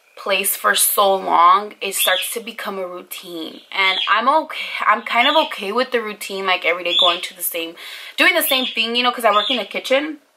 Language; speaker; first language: English; early bilingual, other home language; Spanish